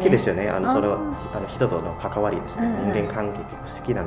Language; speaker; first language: Japanese; non-native, fluent; Indonesian